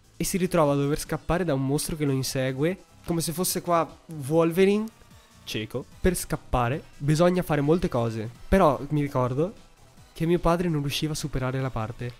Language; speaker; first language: Italian; early bilingual, heritage; Italian